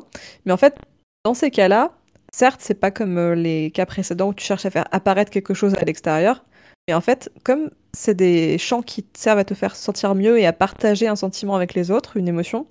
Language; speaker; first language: French; native; French